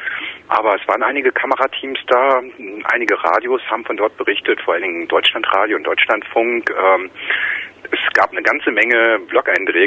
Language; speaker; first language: German; native; German